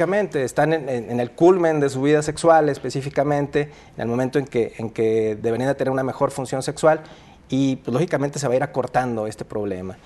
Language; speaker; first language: Spanish; native; Spanish